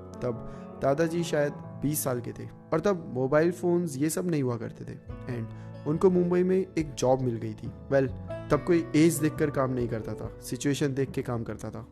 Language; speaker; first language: Hindi; native; Hindi